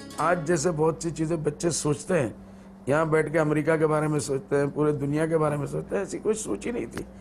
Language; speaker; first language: Hindi; non-native, local second language; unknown